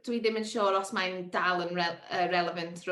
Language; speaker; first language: Welsh; non-native, learner; English